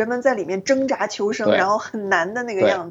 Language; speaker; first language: Chinese; native; Chinese